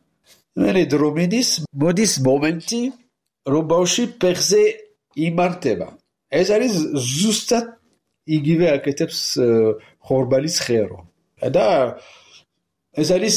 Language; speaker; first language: Georgian; non-native, learner; French